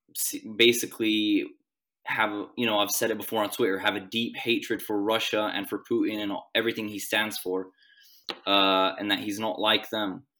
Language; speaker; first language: English; non-native, fluent; Swedish